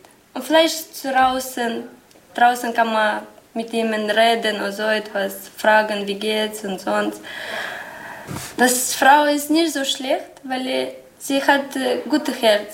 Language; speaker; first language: German; non-native, learner; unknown